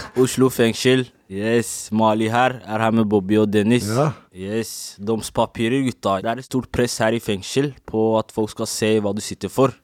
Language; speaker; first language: Norwegian; native; Norwegian